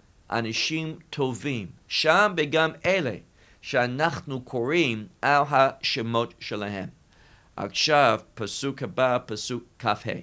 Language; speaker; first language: Hebrew; non-native, fluent; English